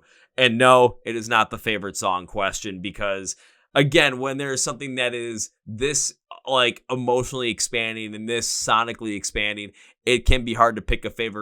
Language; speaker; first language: English; native; English